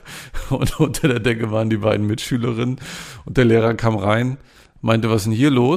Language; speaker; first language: German; native; German